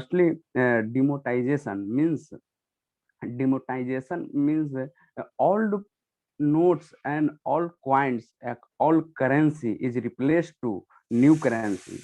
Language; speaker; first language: English; non-native, learner; Hindi